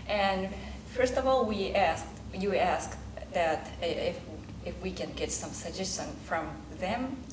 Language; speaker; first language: English; non-native, fluent; Japanese